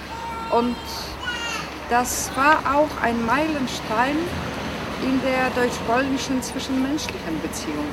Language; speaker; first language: German; non-native, fluent; Polish